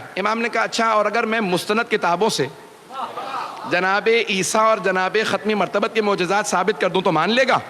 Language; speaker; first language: Urdu; native; Urdu